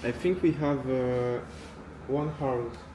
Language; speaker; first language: English; non-native, learner; French